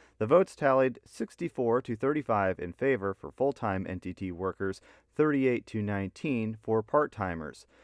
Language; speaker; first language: English; native; English